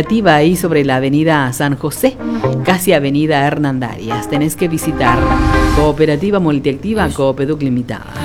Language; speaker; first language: Spanish; native; Spanish